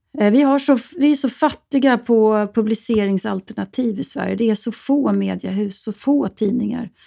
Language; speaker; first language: Swedish; native; Swedish